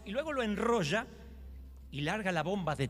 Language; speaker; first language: Spanish; native; Spanish